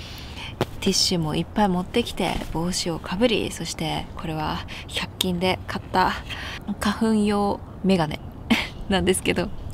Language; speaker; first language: Japanese; native; Japanese